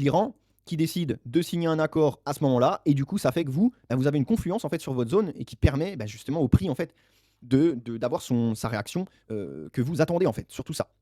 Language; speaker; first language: French; native; French